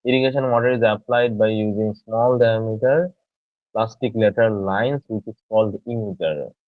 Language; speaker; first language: English; non-native, local second language; Bangla